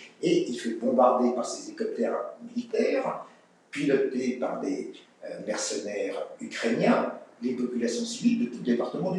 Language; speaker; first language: French; native; French